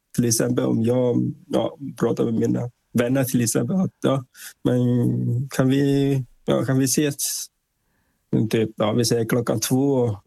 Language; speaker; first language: Swedish; non-native, fluent; Vietnamese